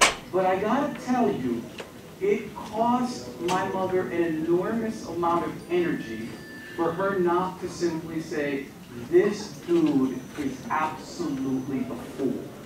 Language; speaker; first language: English; early bilingual, other home language; Spanish